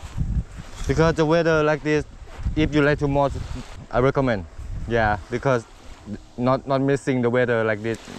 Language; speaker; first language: English; non-native, learner; Thai